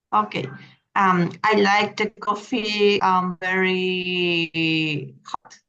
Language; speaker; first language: English; non-native, learner; Spanish